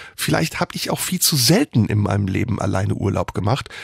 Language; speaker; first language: German; early bilingual, other home language; Turkish